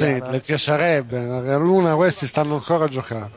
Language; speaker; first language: Italian; native; Italian